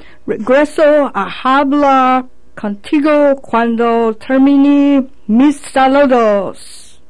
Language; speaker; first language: Spanish; non-native, learner; English